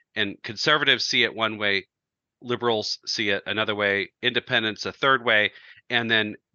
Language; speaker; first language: English; native; English